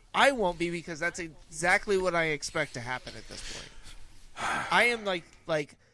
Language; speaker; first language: English; native; English